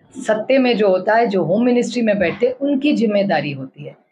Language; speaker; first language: Hindi; non-native, local second language; Marathi